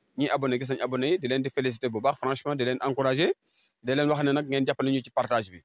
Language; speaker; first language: French; non-native, local second language; Wolof